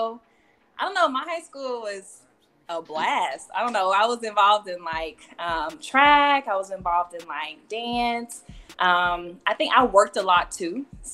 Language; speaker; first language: English; native; English